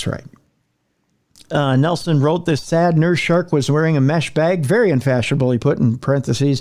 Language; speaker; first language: English; native; English